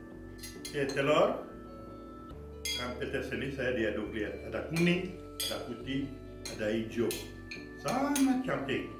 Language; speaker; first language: Indonesian; non-native, fluent; French